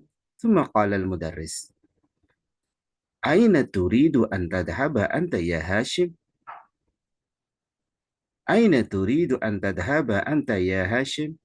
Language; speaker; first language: Arabic; non-native, fluent; Indonesian